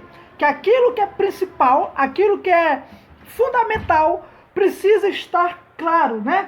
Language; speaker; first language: Portuguese; native; Portuguese